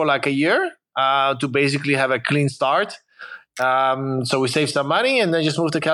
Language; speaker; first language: English; non-native, fluent; Polish